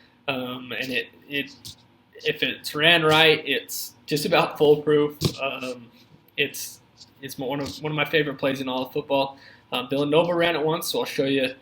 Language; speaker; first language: English; native; English